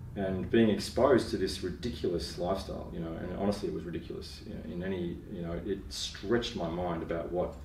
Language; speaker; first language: English; native; English